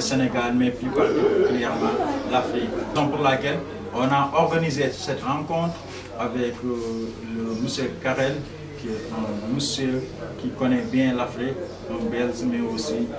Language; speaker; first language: French; non-native, local second language; Wolof